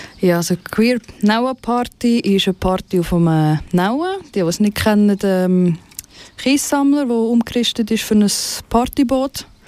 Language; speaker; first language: German; native; German